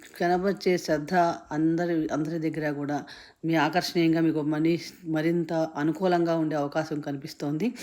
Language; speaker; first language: Telugu; native; Telugu